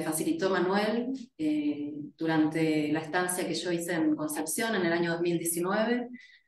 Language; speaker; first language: Spanish; native; Spanish